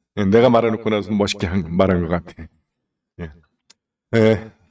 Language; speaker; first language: Korean; native; Korean